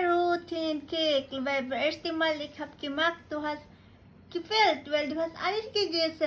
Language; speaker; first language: German; non-native, learner; Filipino